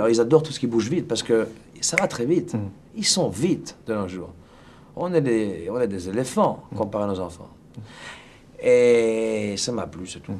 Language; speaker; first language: French; native; French